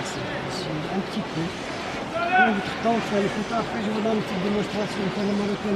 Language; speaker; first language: French; non-native, local second language; Arabic